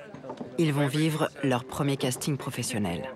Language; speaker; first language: French; native; French